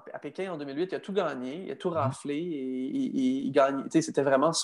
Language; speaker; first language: French; native; French